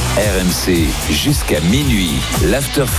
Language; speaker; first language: French; native; French